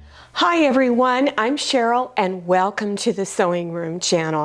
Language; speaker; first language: English; native; English